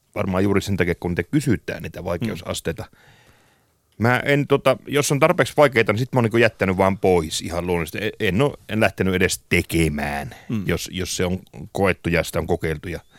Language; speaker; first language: Finnish; native; Finnish